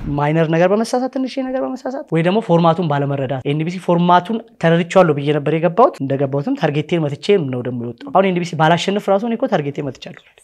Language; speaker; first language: Amharic; native; Amharic